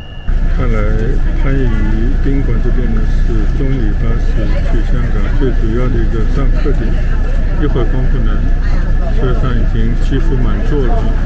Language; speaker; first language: Chinese; native; Chinese